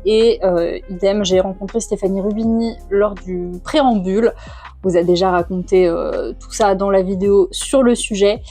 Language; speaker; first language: French; native; French